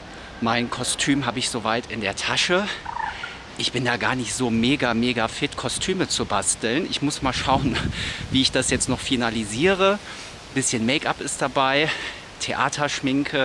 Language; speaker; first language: German; native; German